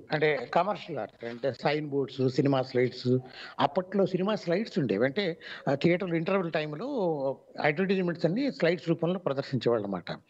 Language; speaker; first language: Telugu; native; Telugu